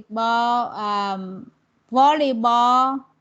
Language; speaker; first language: English; non-native, learner; Vietnamese